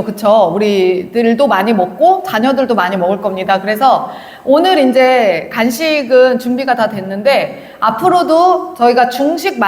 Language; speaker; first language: Korean; native; Korean